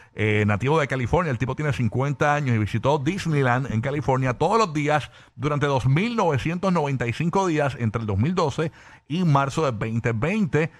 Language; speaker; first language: Spanish; native; Spanish